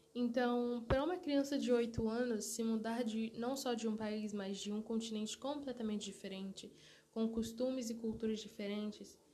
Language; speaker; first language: Portuguese; early bilingual, other home language; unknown